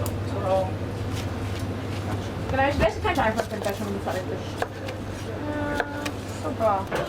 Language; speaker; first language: German; non-native, fluent; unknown